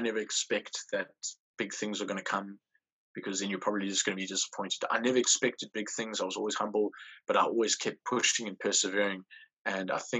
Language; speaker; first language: English; native; English